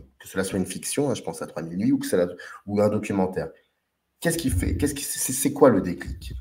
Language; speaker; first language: French; native; French